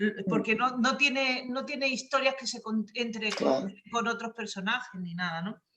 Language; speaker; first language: Spanish; native; Spanish